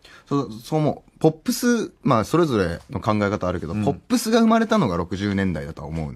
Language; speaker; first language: Japanese; native; Japanese